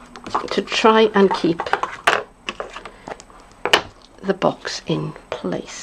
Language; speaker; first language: English; native; English